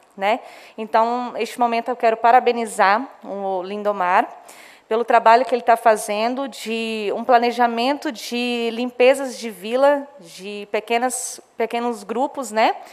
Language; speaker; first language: Portuguese; non-native, local second language; Low German